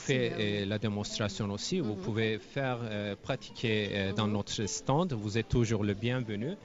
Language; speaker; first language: French; non-native, fluent; Turkish